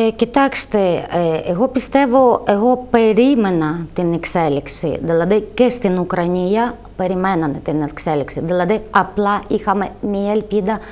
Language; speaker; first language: Greek; non-native, fluent; Ukrainian